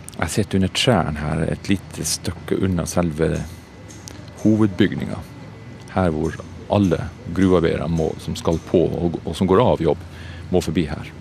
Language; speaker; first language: Norwegian; native; Norwegian